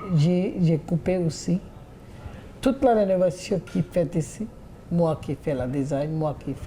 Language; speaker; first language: French; non-native, learner; Bangla